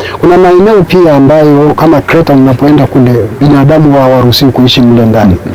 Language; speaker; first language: Swahili; non-native, local second language; Masai